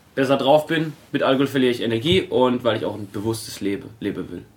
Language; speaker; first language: German; native; German